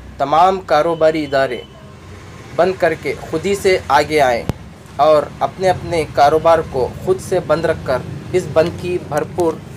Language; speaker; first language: Urdu; native; Urdu